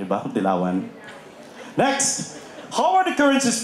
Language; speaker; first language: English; non-native, local second language; Filipino